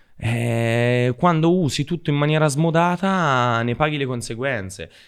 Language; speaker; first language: Italian; native; Italian